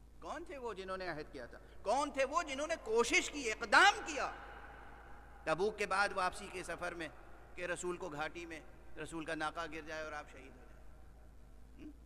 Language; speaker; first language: Urdu; native; Urdu